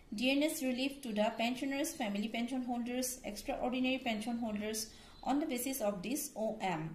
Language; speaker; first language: English; non-native, local second language; Assamese